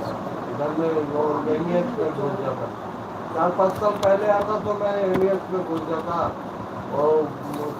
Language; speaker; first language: Hindi; non-native, local second language; Santali